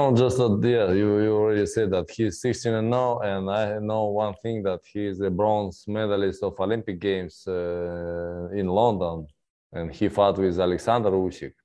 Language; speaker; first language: English; non-native, learner; Russian